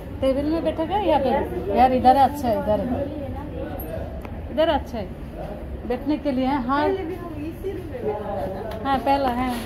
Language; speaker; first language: Hindi; non-native, learner; Bangla